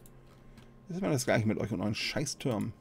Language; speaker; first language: German; native; German